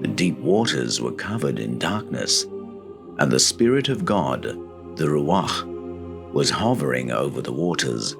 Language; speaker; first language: English; native; English